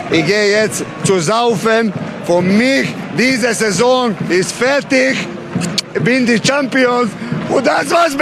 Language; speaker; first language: German; non-native, learner; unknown